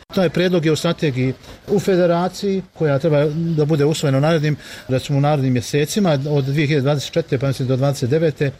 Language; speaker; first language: Bosnian; native; Bosnian